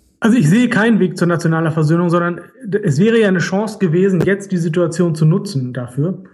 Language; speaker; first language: German; native; German